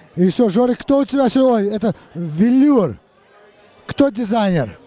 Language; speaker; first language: Russian; early bilingual, other home language; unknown